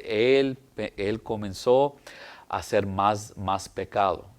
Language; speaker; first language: Spanish; early bilingual, heritage; English